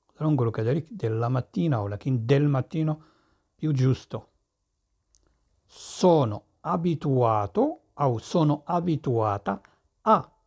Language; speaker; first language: Italian; non-native, fluent; Arabic